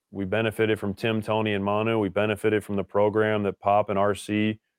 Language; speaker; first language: English; native; English